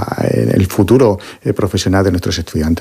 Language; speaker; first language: Spanish; native; Spanish